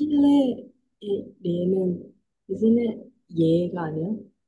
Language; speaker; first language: Korean; non-native, learner; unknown